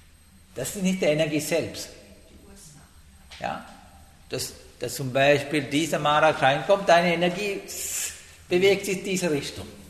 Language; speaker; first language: German; non-native, learner; Sinhala